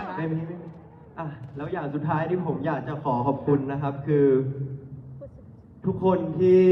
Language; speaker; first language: Thai; native; Thai